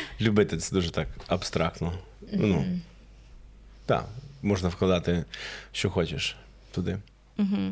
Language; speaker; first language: Ukrainian; non-native, fluent; English